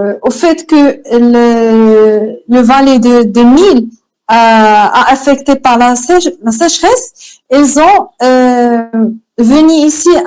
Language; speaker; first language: French; non-native, learner; Arabic